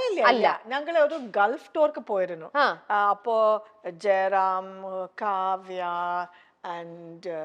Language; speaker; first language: Malayalam; non-native, fluent; Kannada